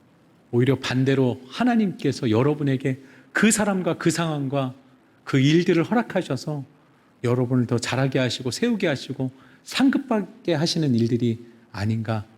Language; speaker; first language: Korean; native; Korean